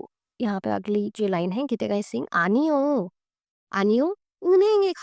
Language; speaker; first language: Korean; non-native, fluent; Hindi